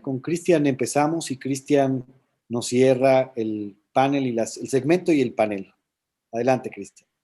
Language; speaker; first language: Spanish; native; Spanish